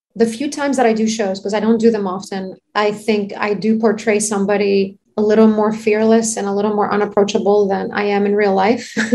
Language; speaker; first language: English; non-native, fluent; Greek